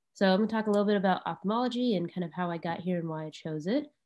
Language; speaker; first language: English; native; English